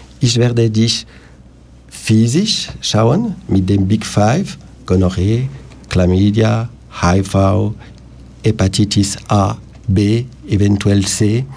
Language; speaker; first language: German; non-native, local second language; French